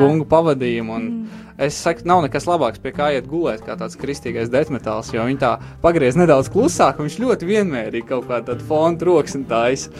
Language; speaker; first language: Latvian; native; Latvian